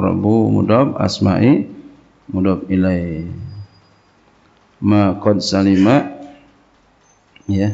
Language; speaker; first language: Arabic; non-native, fluent; Indonesian